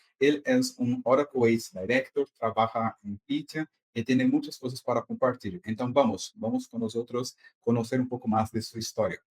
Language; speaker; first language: Spanish; non-native, fluent; Portuguese